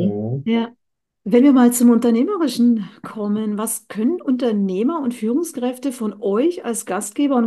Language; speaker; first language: German; native; German